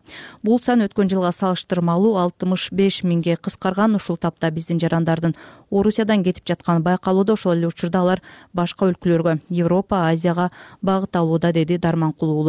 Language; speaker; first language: Kyrgyz; native; Kyrgyz